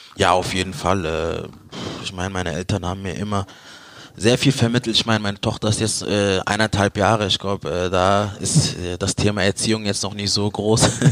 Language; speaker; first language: German; early bilingual, other home language; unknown